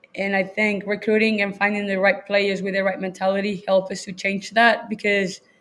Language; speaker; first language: English; non-native, fluent; Spanish